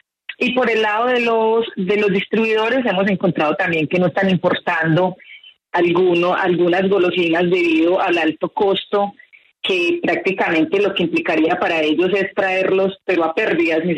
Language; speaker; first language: Spanish; native; Spanish